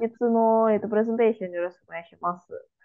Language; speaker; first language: Japanese; non-native, learner; Indonesian